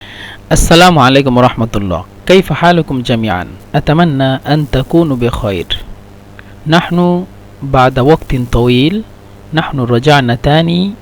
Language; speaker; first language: Arabic; non-native, fluent; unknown